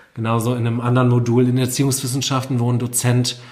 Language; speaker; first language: German; native; German